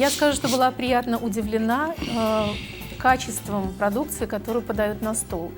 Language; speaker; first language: Russian; native; Russian